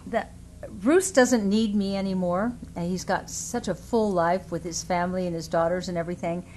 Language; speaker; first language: English; native; English